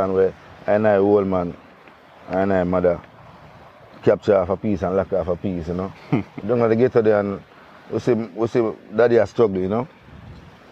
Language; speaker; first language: English; non-native, local second language; Jamaican Creole English